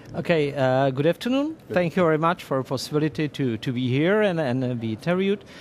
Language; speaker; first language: English; non-native, fluent; Czech